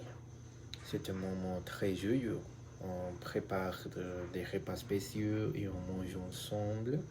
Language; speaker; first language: French; non-native, learner; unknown